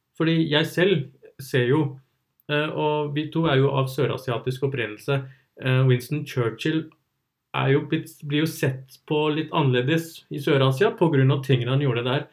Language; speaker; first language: Norwegian; early bilingual, other home language; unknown